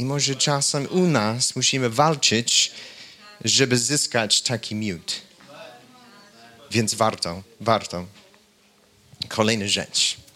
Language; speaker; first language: Polish; non-native, fluent; English